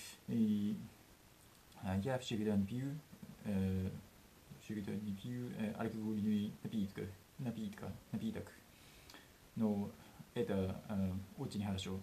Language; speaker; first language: Russian; non-native, learner; Japanese